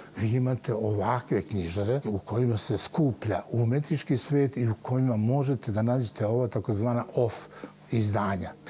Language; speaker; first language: Serbian; native; Serbian